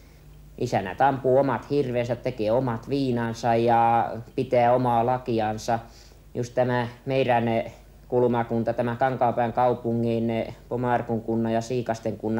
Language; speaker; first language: Finnish; native; Finnish